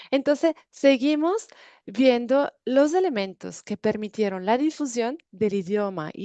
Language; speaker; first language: Spanish; non-native, fluent; Italian